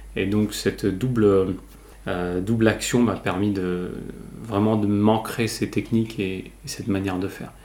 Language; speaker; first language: French; early bilingual, other home language; Kabyle